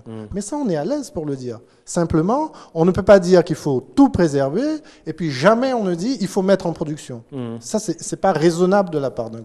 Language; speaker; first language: French; native; French